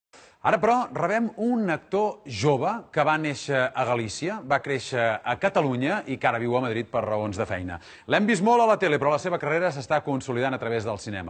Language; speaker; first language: Catalan; native; Catalan